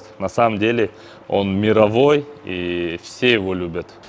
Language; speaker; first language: Russian; native; Russian